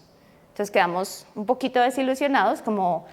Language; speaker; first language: Spanish; native; Spanish